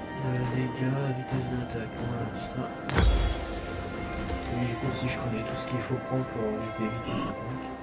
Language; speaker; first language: French; native; French